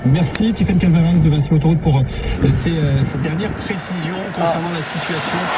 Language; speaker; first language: French; native; French